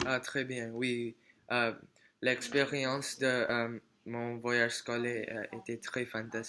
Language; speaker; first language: French; non-native, learner; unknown